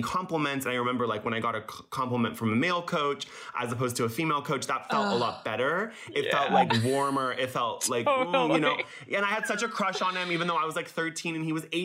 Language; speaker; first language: English; early bilingual, other home language; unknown